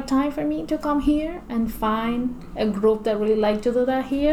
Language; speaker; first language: English; non-native, fluent; Spanish